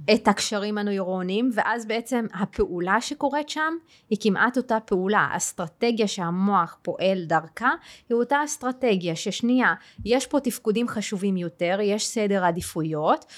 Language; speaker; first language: Hebrew; non-native, local second language; Arabic